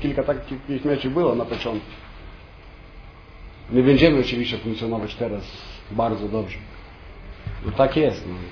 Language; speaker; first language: Polish; non-native, fluent; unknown